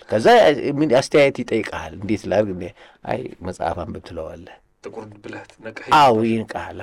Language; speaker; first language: Amharic; native; Amharic